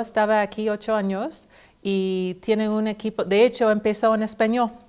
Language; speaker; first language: Spanish; non-native, fluent; English